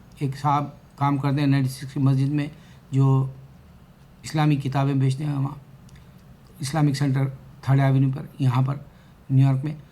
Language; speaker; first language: Urdu; native; Urdu